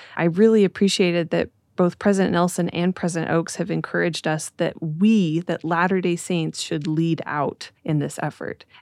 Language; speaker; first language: English; native; English